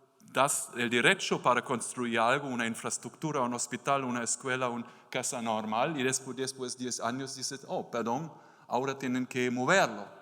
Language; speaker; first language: Spanish; non-native, learner; German